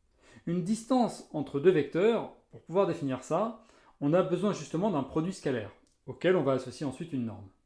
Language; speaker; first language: French; native; French